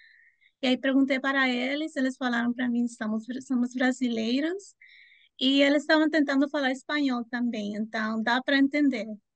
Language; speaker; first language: Portuguese; non-native, fluent; Spanish